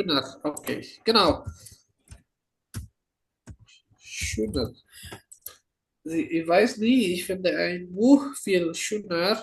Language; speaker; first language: German; non-native, fluent; Indonesian